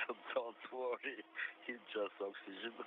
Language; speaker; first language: English; non-native, fluent; Russian